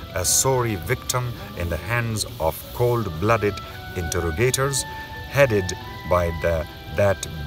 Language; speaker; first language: English; non-native, local second language; Hazaragi